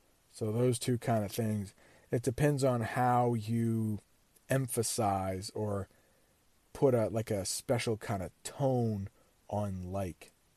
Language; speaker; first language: English; native; English